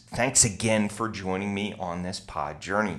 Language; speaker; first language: English; native; English